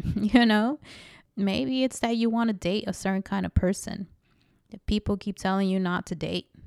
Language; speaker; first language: English; early bilingual, other home language; Spanish